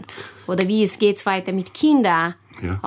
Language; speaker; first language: German; non-native, fluent; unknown